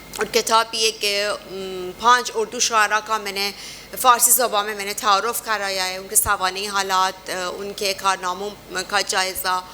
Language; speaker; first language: Urdu; non-native, fluent; Persian